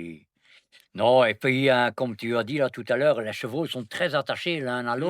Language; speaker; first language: French; non-native, fluent; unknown